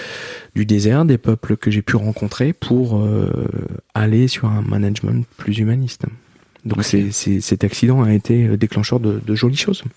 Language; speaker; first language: French; native; French